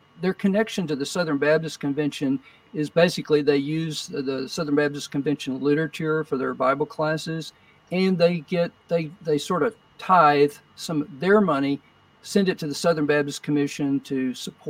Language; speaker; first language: English; native; English